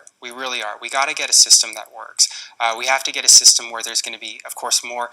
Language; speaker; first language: English; native; English